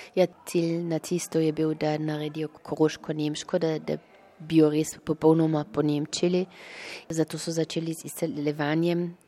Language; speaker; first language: Slovenian; early bilingual, heritage; Slovenian